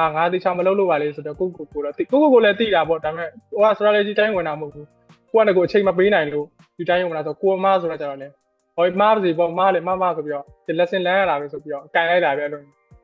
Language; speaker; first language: Burmese; native; Burmese